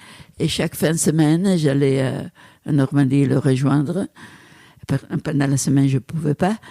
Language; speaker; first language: French; non-native, fluent; Italian